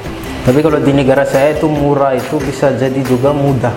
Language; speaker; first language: Indonesian; non-native, fluent; Malagasy